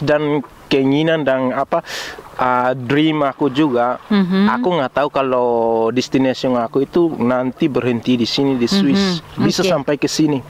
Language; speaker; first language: Indonesian; non-native, local second language; Tetum